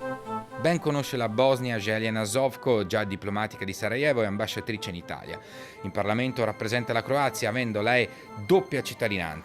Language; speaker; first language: Italian; native; Italian